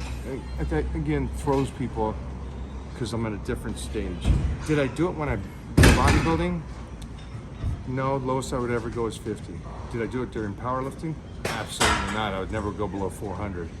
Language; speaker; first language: English; native; English